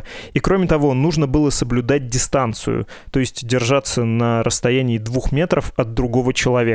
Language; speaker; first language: Russian; native; Russian